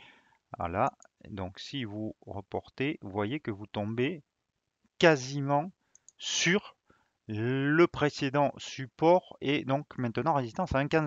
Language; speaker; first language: French; native; French